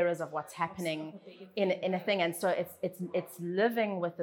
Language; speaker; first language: English; native; English